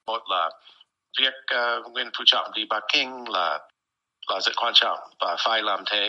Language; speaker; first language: Vietnamese; non-native, fluent; English